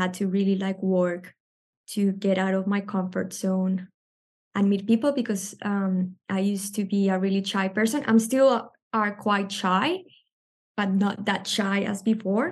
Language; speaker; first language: English; non-native, fluent; Spanish